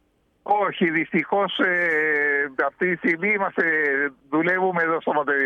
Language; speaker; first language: Greek; early bilingual, heritage; Spanish